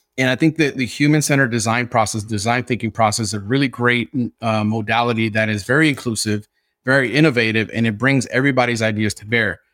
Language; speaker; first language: English; early bilingual, other home language; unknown